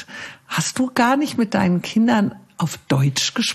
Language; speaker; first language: German; native; German